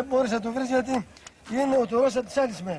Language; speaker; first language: Greek; non-native, local second language; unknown